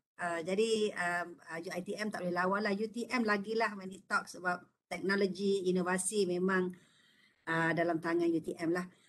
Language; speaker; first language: Malay; native; Malay